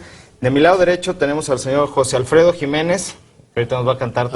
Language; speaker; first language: Spanish; native; Spanish